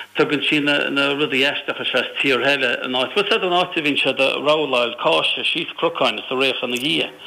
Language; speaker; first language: Irish; native; Irish